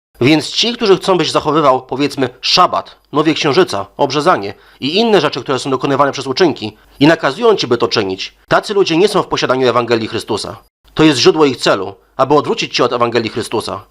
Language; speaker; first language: Polish; native; Polish